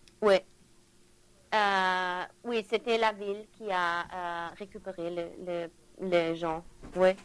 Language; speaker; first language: French; non-native, learner; German